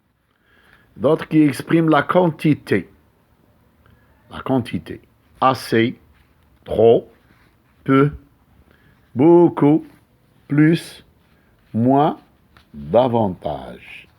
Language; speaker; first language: French; non-native, local second language; Arabic